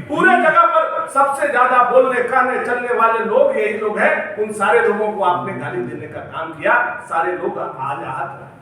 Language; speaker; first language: Hindi; native; Hindi